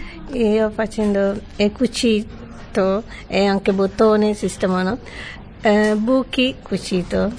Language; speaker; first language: Italian; non-native, learner; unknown